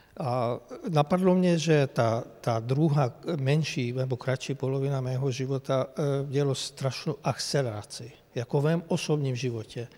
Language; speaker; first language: Czech; non-native, fluent; Hungarian